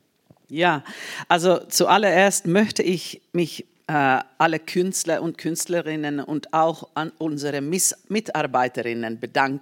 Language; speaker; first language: German; non-native, fluent; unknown